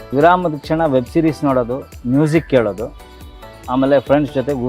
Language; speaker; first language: Kannada; native; Kannada